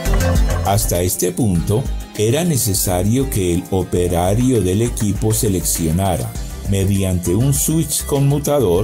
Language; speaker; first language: Spanish; native; Spanish